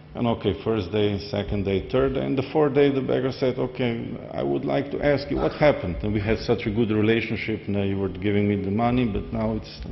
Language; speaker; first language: English; non-native, fluent; Slovenian